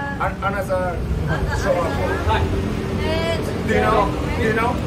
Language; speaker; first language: English; non-native, learner; Japanese